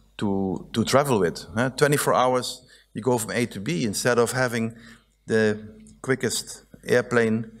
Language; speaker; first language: English; non-native, fluent; Dutch